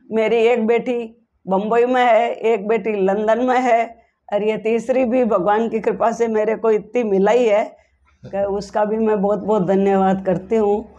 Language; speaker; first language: Hindi; native; Hindi